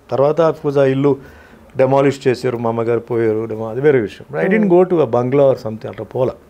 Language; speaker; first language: Telugu; non-native, fluent; Tulu